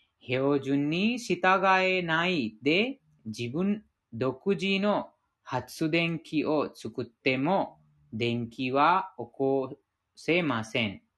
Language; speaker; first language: Japanese; non-native, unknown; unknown